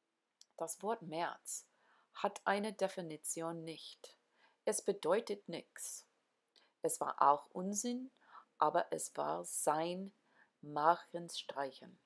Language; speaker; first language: German; non-native, learner; English